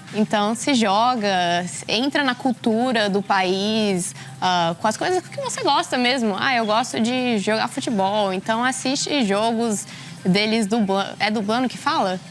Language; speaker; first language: Portuguese; early bilingual, heritage; Portuguese